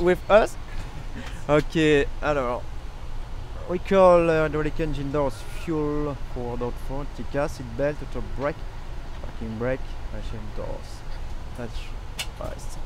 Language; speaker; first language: English; non-native, learner; French